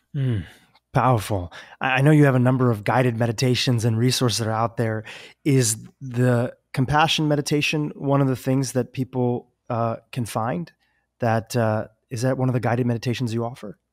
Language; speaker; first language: English; native; English